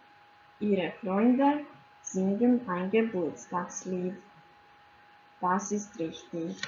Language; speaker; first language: German; non-native, fluent; Croatian